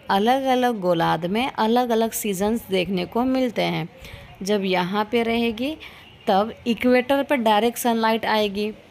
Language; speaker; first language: Hindi; native; Hindi